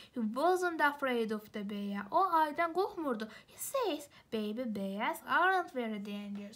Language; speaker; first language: English; non-native, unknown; Azerbaijani